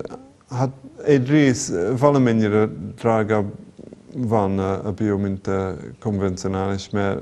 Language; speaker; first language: Hungarian; non-native, fluent; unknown